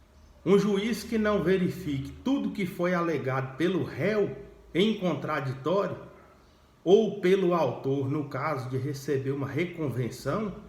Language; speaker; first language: Portuguese; native; Portuguese